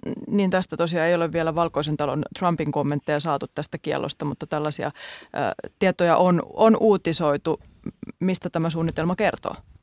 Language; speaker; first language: Finnish; native; Finnish